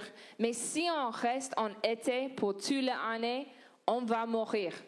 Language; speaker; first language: French; non-native, learner; English